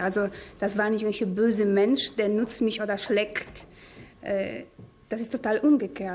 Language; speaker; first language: German; non-native, fluent; Polish